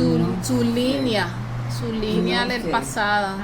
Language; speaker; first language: Spanish; early bilingual, heritage; English